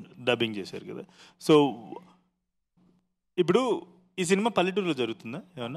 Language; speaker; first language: Telugu; native; Telugu